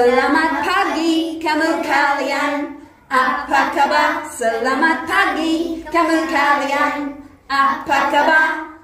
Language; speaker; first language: Indonesian; non-native, fluent; English